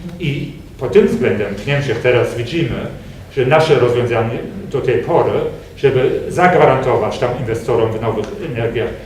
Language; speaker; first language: Polish; non-native, fluent; German